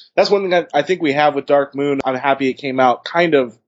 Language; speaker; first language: English; native; English